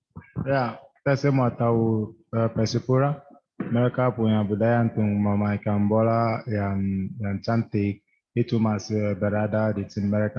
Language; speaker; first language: Indonesian; non-native, fluent; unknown